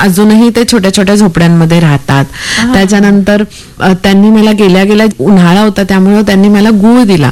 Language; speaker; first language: Marathi; native; Marathi